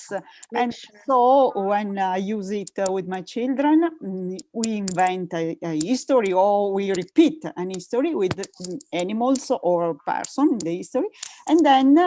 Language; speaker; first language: English; non-native, learner; Italian